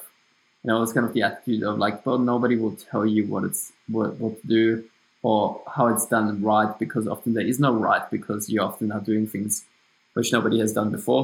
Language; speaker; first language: English; non-native, fluent; German